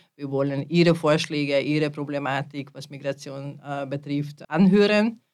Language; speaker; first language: German; non-native, fluent; Hungarian